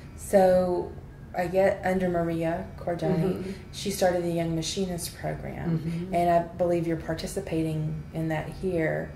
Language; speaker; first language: English; native; English